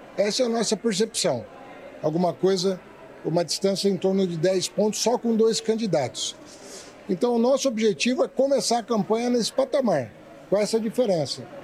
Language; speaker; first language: Portuguese; native; Portuguese